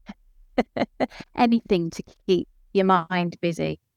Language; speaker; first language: English; native; English